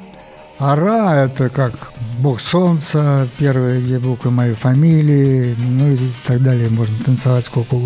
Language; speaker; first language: Russian; native; Russian